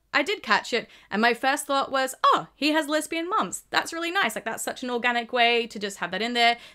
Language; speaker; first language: English; native; English